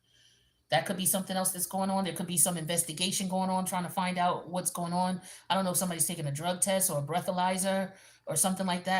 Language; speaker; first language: English; native; English